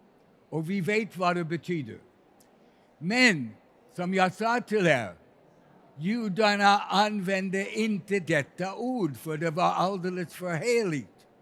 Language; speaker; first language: Swedish; non-native, fluent; English